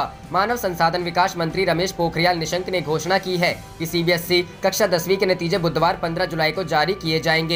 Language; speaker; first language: Hindi; native; Hindi